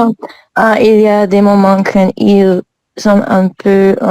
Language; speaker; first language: French; non-native, learner; English